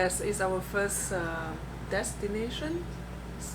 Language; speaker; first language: English; non-native, fluent; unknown